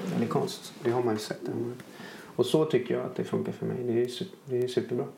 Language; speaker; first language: Swedish; native; Swedish